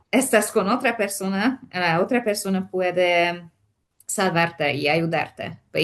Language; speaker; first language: Spanish; non-native, fluent; Hungarian